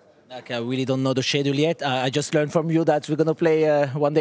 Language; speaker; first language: English; non-native, fluent; French